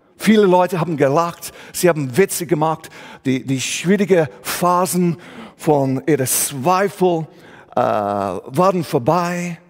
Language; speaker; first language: German; non-native, fluent; English